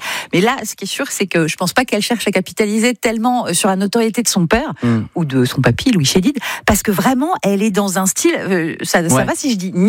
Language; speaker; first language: French; native; French